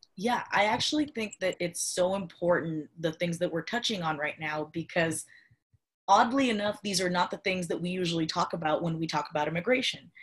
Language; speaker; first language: English; early bilingual, other home language; Spanish